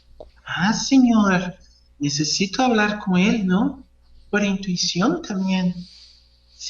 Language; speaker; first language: Spanish; non-native, learner; Portuguese